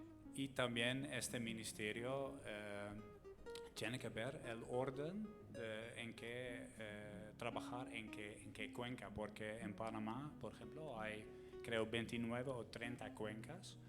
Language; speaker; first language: Spanish; non-native, fluent; Dutch